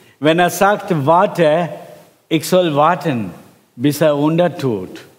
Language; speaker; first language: German; non-native, fluent; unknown